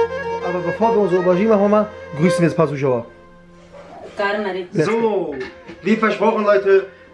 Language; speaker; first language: German; early bilingual, other home language; Kurdish